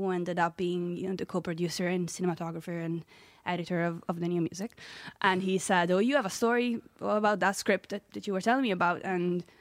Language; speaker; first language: English; non-native, fluent; Italian